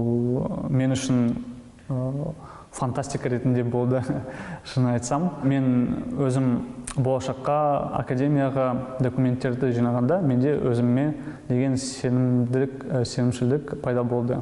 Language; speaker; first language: Kazakh; non-native, local second language; Russian